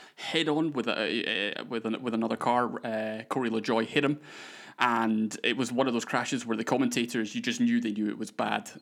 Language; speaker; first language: English; native; English